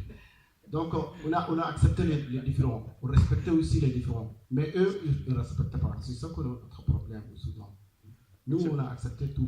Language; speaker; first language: French; non-native, learner; Arabic